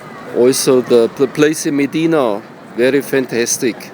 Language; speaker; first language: English; non-native, learner; German